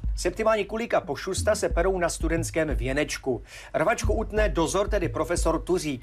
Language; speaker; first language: Czech; native; Czech